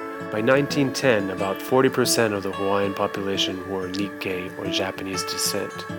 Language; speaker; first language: English; non-native, fluent; Japanese